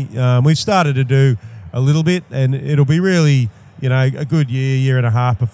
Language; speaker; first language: English; native; English